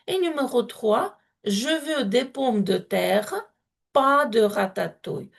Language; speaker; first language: French; non-native, fluent; Ukrainian